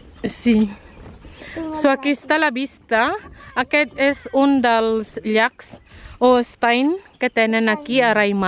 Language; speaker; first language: Catalan; non-native, learner; Filipino